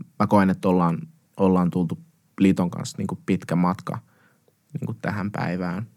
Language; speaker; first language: Finnish; early bilingual, other home language; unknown